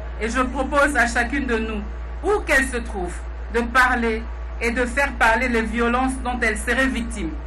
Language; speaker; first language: French; non-native, local second language; Lingala